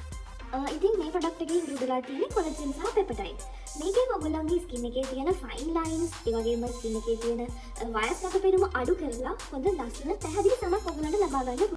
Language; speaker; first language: Sinhala; native; Sinhala